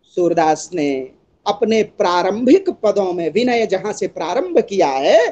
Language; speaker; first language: Hindi; native; Hindi